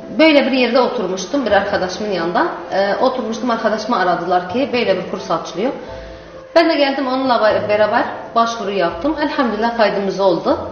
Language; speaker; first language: Turkish; non-native, learner; Arabic